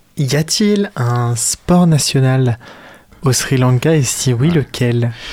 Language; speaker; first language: French; native; French